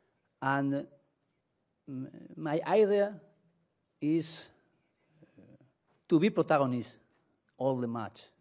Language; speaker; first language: English; non-native, learner; Spanish